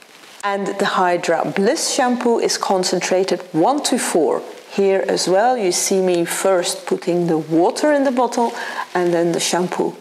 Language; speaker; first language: English; non-native, fluent; Dutch